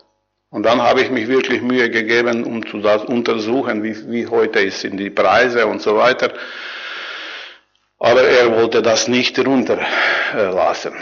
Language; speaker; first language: German; non-native, learner; Croatian